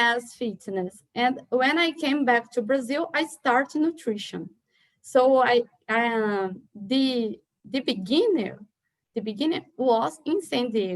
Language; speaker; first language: English; non-native, learner; Portuguese